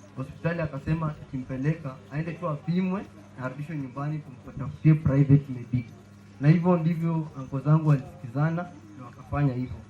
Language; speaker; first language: Swahili; non-native, local second language; Luyia